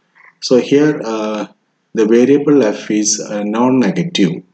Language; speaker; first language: English; non-native, local second language; Malayalam